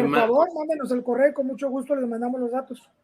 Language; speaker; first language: Spanish; native; Spanish